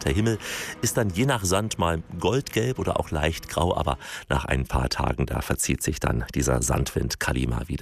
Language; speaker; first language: German; native; German